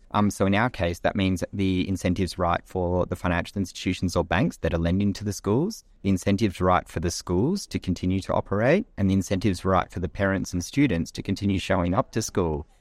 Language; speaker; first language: English; native; English